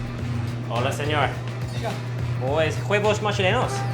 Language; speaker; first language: Spanish; non-native, learner; English